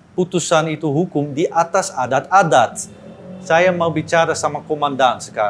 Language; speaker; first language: Indonesian; non-native, fluent; Dutch